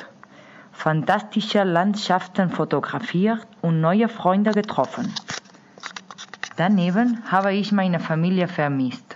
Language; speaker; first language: German; non-native, learner; Spanish